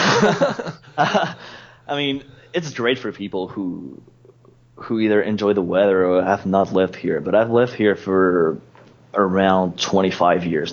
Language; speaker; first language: English; non-native, fluent; Spanish